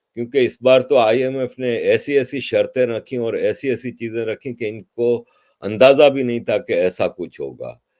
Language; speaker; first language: Urdu; native; Urdu